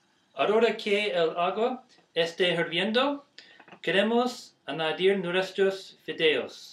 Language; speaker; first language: Spanish; non-native, learner; English